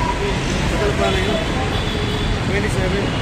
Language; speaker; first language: Filipino; non-native, learner; Punjabi